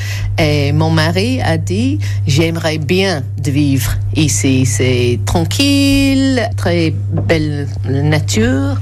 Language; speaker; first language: French; non-native, fluent; English